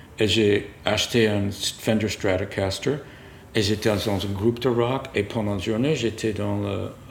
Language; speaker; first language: French; non-native, fluent; English